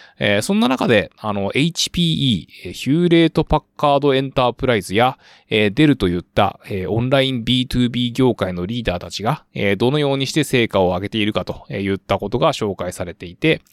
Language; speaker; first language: Japanese; native; Japanese